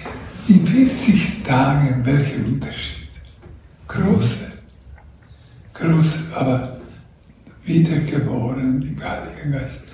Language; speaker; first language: German; non-native, learner; Croatian